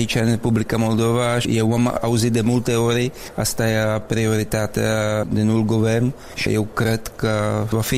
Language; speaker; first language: Romanian; non-native, learner; Czech